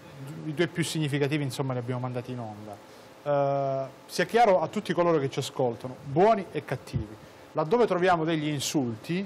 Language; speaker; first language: Italian; native; Italian